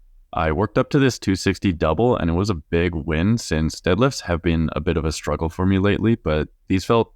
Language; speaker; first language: English; native; English